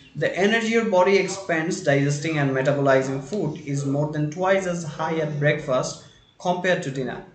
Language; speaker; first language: English; non-native, local second language; Bangla